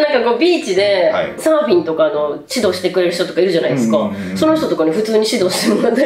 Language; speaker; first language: Japanese; native; Japanese